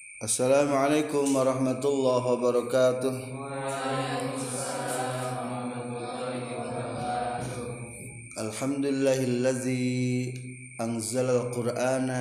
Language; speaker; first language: Arabic; non-native, fluent; Indonesian